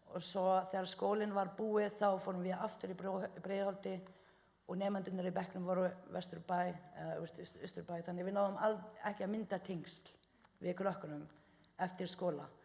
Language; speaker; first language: Icelandic; non-native, fluent; Arabic